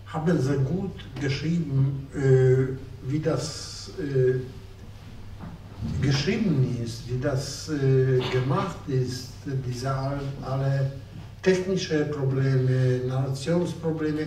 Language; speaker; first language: German; non-native, fluent; Polish